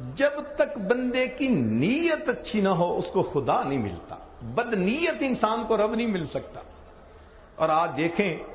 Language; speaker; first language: Urdu; non-native, local second language; Punjabi